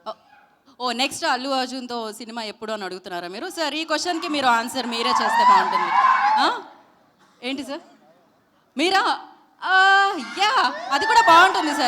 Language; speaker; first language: Telugu; native; Telugu